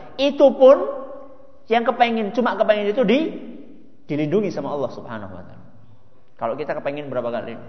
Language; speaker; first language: Indonesian; non-native, local second language; Javanese